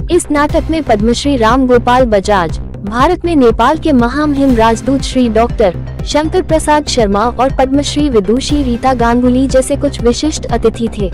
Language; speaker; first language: Hindi; native; Hindi